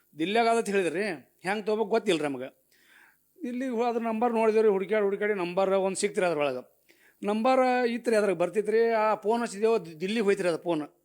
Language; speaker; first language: Kannada; native; Kannada